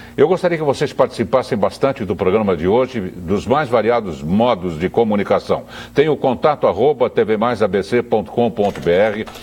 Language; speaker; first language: Portuguese; native; Portuguese